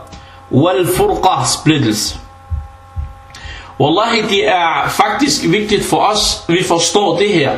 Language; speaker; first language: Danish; early bilingual, other home language; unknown